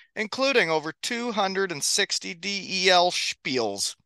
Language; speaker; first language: English; native; English